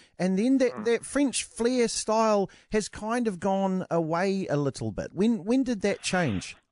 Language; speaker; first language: English; native; English